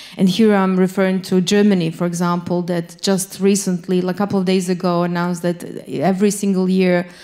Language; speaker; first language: English; non-native, fluent; Bosnian